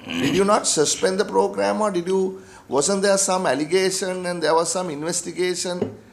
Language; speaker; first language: English; non-native, local second language; Sinhala